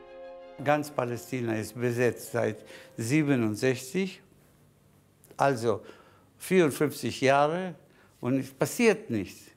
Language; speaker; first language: German; non-native, fluent; Spanish